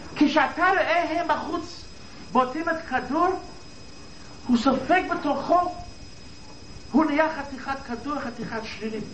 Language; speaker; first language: Hebrew; non-native, fluent; English